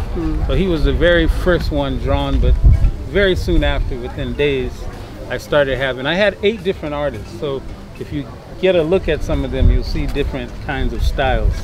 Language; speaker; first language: English; native; English